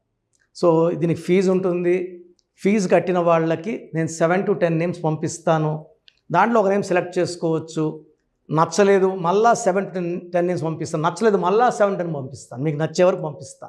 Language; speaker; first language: Telugu; native; Telugu